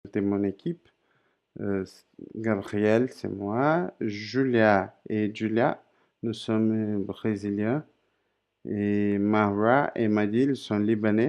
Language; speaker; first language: French; non-native, learner; Portuguese